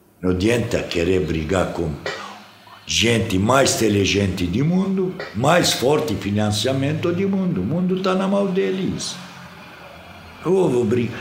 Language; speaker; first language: Portuguese; non-native, fluent; Arabic